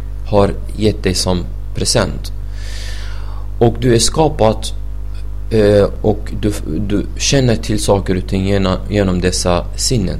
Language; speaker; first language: Swedish; non-native, fluent; Arabic